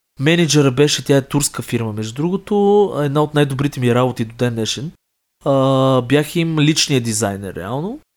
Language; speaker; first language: Bulgarian; native; Bulgarian